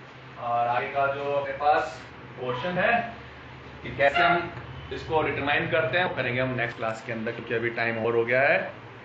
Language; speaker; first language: Hindi; native; Hindi